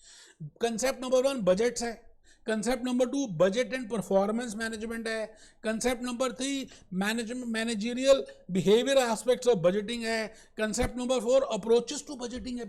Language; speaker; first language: Hindi; native; Hindi